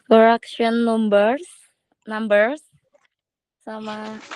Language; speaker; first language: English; non-native, learner; Indonesian